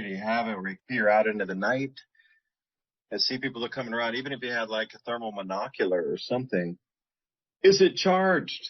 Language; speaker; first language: English; native; English